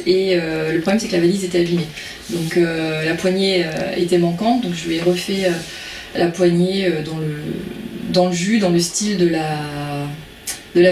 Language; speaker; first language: French; native; French